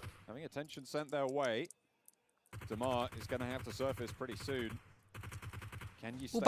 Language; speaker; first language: English; native; English